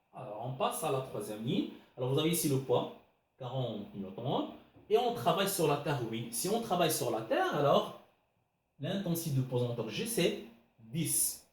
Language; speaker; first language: French; non-native, local second language; Arabic